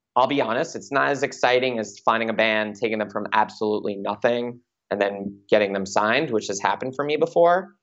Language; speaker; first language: English; native; English